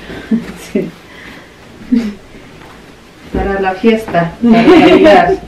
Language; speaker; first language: Spanish; non-native, learner; English